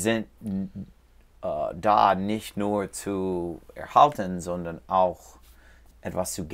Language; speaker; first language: German; non-native, learner; English